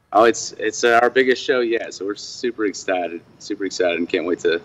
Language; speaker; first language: English; native; English